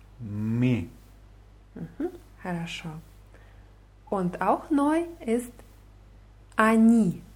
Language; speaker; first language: German; non-native, fluent; Russian